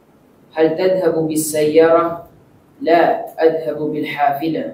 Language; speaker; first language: Arabic; non-native, learner; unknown